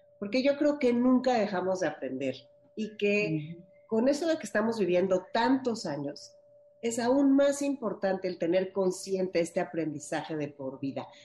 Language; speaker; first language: Spanish; native; Spanish